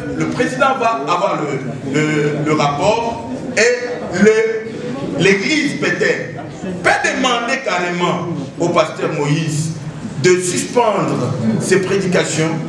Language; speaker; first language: French; non-native, local second language; Lingala